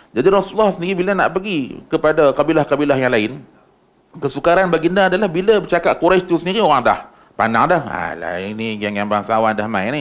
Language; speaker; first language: Malay; native; Malay